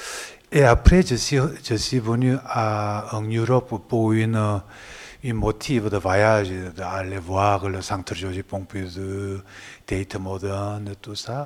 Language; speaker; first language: French; non-native, learner; Korean